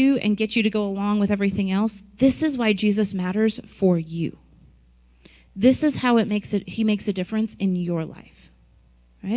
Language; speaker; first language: English; native; English